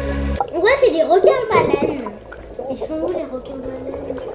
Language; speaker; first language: French; native; French